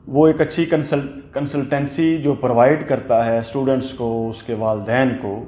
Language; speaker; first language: Urdu; non-native, local second language; Punjabi